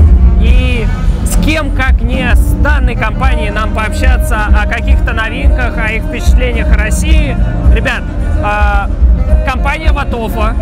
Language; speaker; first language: Russian; native; Russian